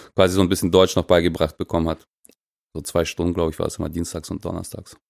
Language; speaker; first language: German; non-native, fluent; Russian